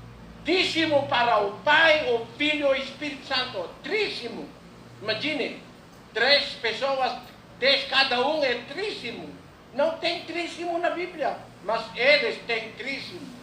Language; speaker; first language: Portuguese; non-native, learner; Filipino